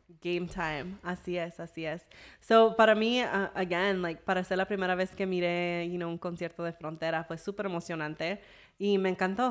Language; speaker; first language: Spanish; early bilingual, heritage; English